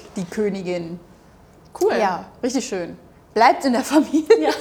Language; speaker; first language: German; native; German